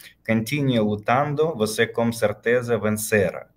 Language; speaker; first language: Portuguese; non-native, learner; Ukrainian